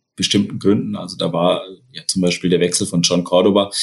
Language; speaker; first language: German; native; German